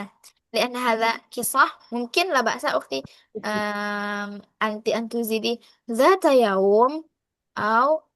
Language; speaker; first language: Arabic; non-native, fluent; Indonesian